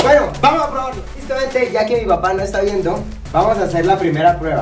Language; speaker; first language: Spanish; native; Spanish